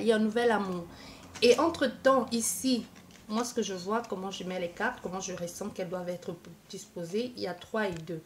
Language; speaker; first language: French; native; French